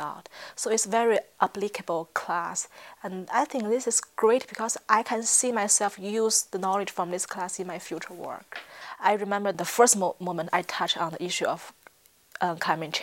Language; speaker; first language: English; non-native, fluent; Chinese